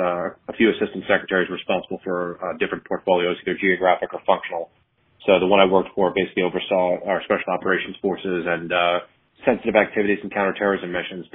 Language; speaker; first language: English; native; English